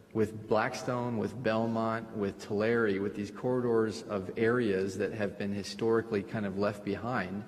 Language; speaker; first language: English; early bilingual, other home language; Spanish